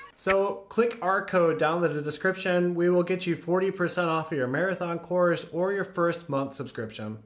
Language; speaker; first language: English; native; English